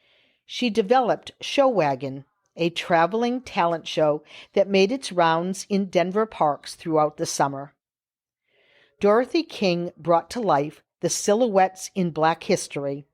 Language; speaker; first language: English; native; English